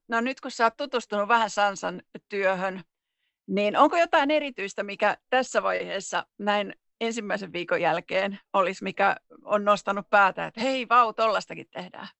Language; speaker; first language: Finnish; native; Finnish